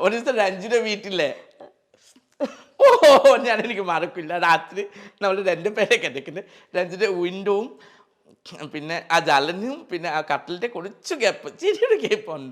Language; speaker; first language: Malayalam; non-native, learner; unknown